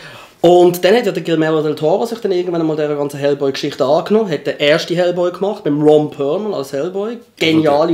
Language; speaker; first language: German; native; German